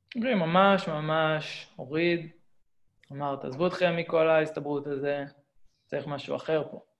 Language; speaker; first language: Hebrew; native; Hebrew